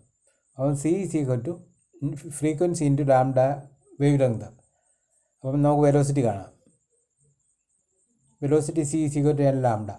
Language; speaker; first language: Malayalam; native; Malayalam